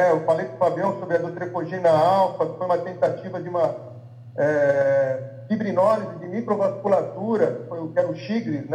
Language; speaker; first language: Portuguese; native; Portuguese